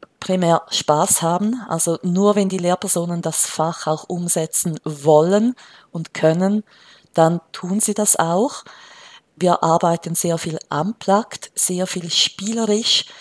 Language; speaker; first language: German; native; German